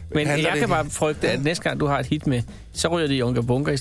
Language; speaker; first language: Danish; native; Danish